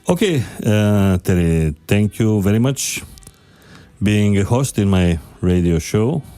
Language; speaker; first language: English; non-native, fluent; Macedonian